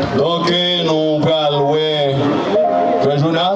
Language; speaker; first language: French; non-native, learner; Haitian Creole